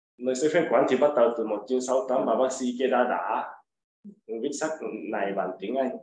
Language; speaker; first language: Vietnamese; non-native, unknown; Japanese